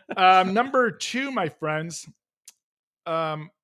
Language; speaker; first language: English; native; English